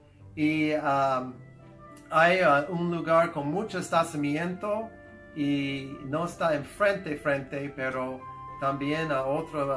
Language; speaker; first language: Spanish; non-native, fluent; English